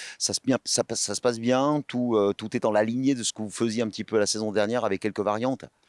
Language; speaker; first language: French; native; French